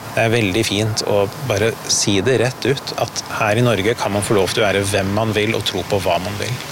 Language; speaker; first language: Norwegian; early bilingual, other home language; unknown